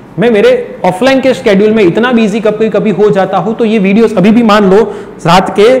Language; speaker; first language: Hindi; non-native, local second language; Gujarati